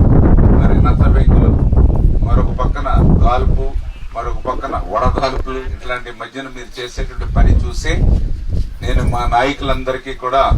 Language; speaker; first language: Telugu; native; Telugu